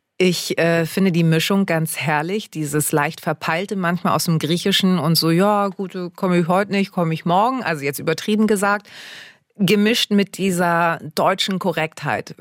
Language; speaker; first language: German; native; German